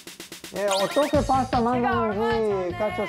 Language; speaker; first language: Korean; non-native, learner; Italian